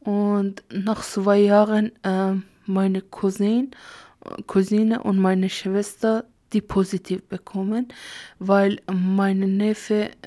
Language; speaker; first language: German; non-native, learner; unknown